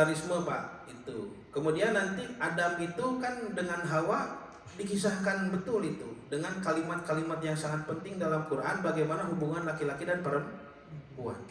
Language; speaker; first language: Indonesian; native; Indonesian